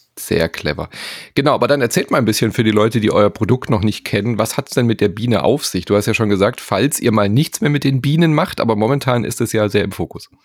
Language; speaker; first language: German; native; German